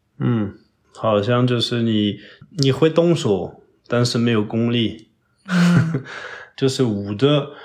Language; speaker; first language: Chinese; non-native, fluent; French